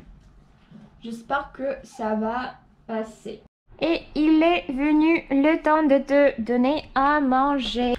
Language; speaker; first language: French; non-native, fluent; Russian